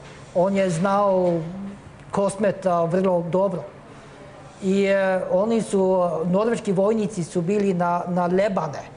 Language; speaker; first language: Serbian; non-native, fluent; Norwegian